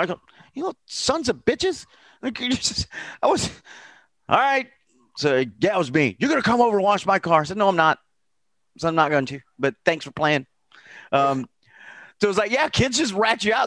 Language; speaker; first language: English; native; English